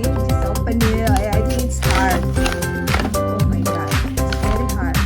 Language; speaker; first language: English; non-native, learner; Indonesian